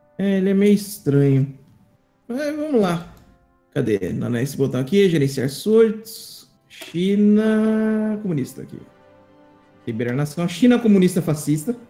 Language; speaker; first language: Portuguese; native; Portuguese